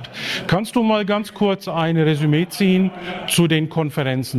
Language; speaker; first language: German; native; German